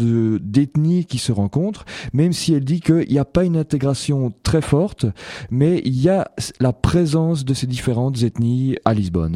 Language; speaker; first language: French; native; French